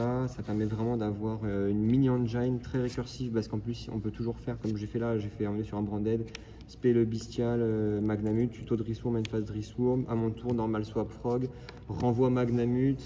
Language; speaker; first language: French; native; French